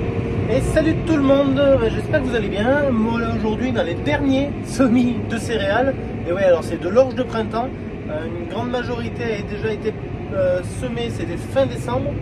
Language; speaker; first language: French; native; French